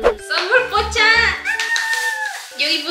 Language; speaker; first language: Korean; non-native, learner; Spanish